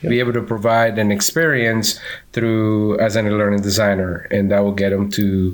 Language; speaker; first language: English; non-native, fluent; Spanish